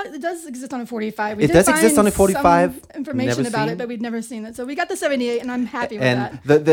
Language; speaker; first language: English; non-native, fluent; German